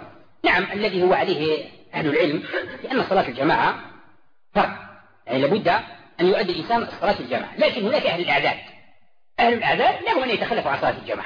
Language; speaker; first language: Arabic; native; Arabic